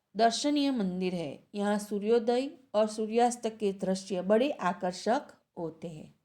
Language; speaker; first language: Hindi; non-native, local second language; Gujarati